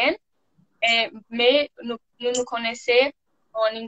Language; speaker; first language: French; non-native, learner; Portuguese